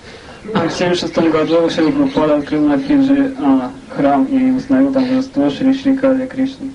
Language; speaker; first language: Russian; native; Russian